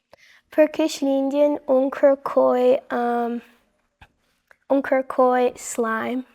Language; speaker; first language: Albanian; early bilingual, other home language; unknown